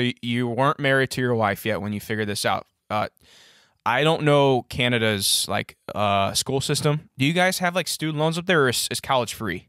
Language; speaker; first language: English; native; English